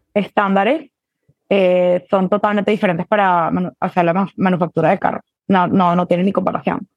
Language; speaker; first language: Spanish; early bilingual, heritage; Spanish